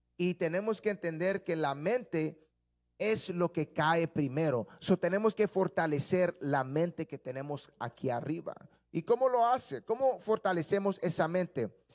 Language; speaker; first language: Spanish; early bilingual, heritage; Spanish